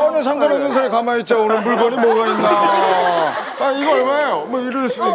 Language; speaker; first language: Korean; native; Korean